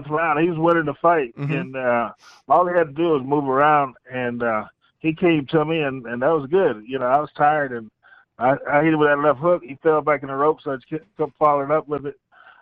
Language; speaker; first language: English; native; English